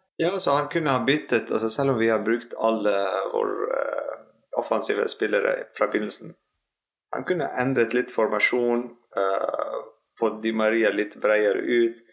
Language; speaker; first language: Norwegian; non-native, fluent; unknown